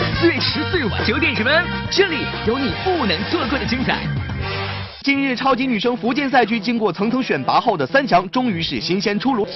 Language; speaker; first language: Chinese; native; Chinese